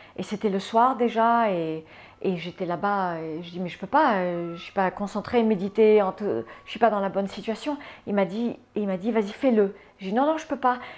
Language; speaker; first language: French; early bilingual, other home language; English